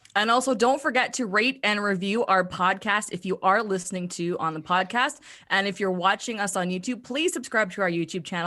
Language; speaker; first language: English; native; English